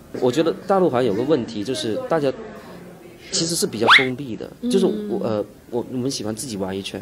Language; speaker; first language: Chinese; non-native, local second language; Cantonese